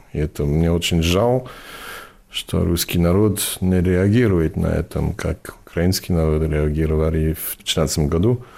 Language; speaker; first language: Russian; non-native, fluent; English